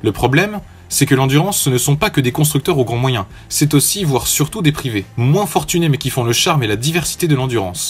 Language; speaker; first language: French; native; French